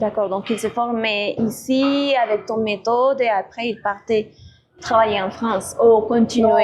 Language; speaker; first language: French; non-native, fluent; Spanish